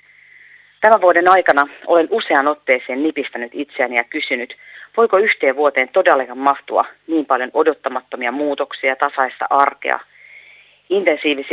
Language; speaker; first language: Finnish; native; Finnish